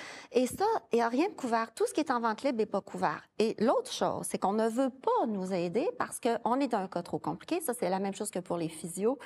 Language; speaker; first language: French; native; French